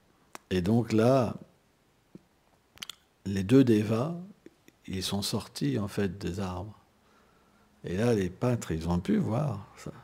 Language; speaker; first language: French; native; French